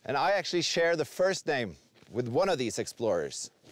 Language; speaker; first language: English; non-native, fluent; Norwegian